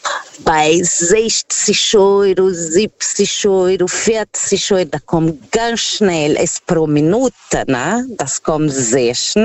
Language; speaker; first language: German; non-native, learner; Portuguese